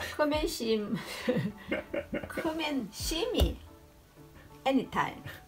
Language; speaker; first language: English; non-native, learner; Korean